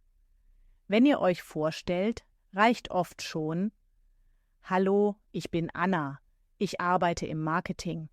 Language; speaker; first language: German; native; German